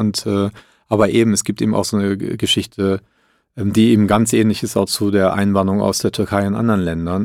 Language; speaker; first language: German; early bilingual, other home language; Italian